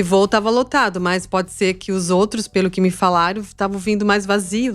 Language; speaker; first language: Portuguese; native; Portuguese